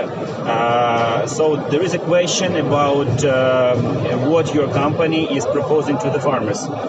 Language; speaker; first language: English; non-native, fluent; Ukrainian